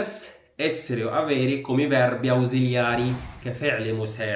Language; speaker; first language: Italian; non-native, fluent; Arabic